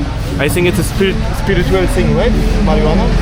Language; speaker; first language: English; non-native, learner; Turkish